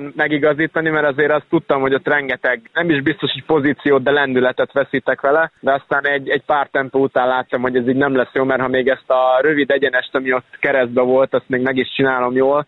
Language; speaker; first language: Hungarian; native; Hungarian